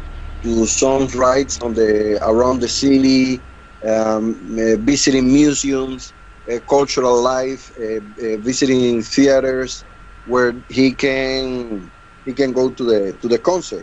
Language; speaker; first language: English; non-native, learner; Spanish